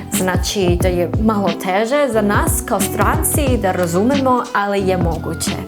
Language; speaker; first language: Serbian; non-native, learner; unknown